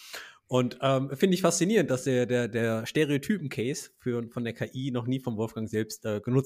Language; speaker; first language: German; native; German